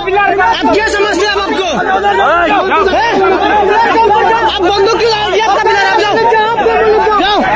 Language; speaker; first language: Hindi; non-native, learner; Bangla